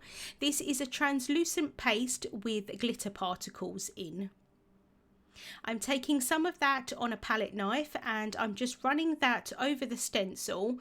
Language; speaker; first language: English; native; English